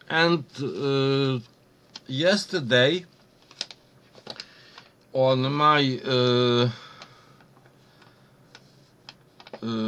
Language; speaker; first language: English; non-native, learner; Ukrainian